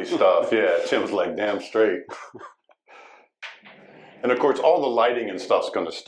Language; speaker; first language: English; native; English